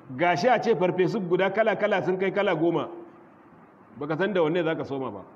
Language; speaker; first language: Hausa; non-native, local second language; Kanuri